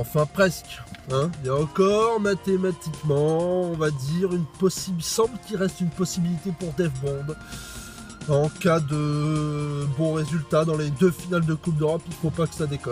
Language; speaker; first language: French; native; French